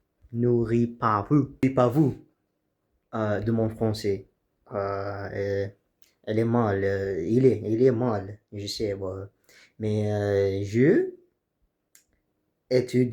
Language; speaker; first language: French; non-native, learner; Arabic